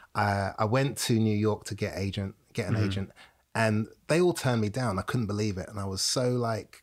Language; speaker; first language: English; native; English